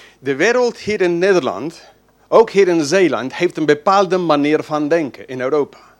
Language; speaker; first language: Dutch; non-native, fluent; English